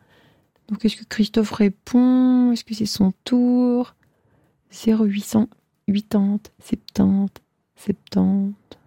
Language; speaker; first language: French; native; French